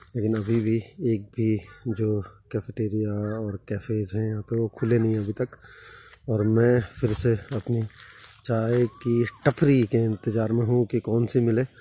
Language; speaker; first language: Hindi; native; Hindi